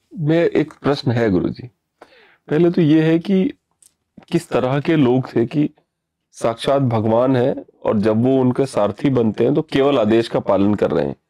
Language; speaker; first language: Hindi; native; Hindi